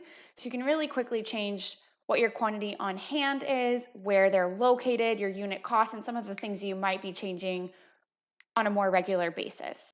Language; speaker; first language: English; native; English